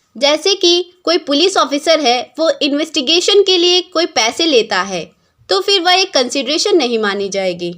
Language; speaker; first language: Hindi; native; Hindi